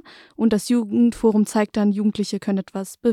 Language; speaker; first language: German; native; German